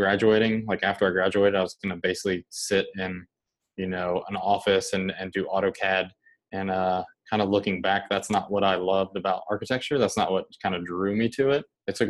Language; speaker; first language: English; native; English